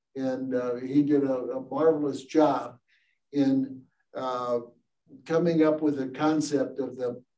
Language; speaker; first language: English; native; English